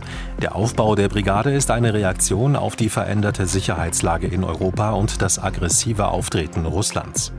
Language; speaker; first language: German; native; German